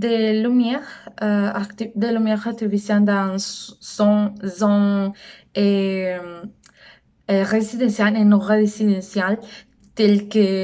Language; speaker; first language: French; non-native, learner; Spanish